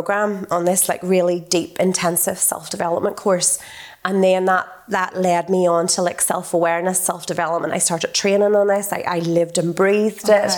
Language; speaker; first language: English; native; English